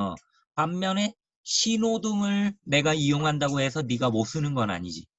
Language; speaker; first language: Korean; native; Korean